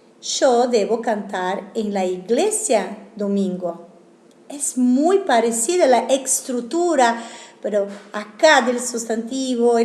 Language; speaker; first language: Spanish; non-native, fluent; Italian